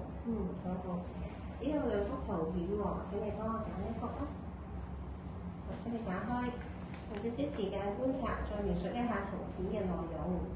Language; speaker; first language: Cantonese; native; Cantonese